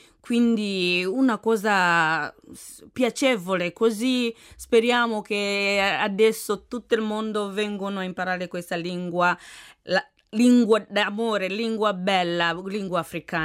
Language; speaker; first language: Italian; non-native, fluent; Swahili